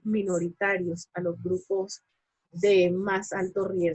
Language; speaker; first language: Spanish; native; Spanish